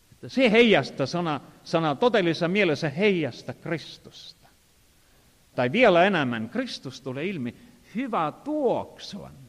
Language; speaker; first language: Finnish; non-native, fluent; Estonian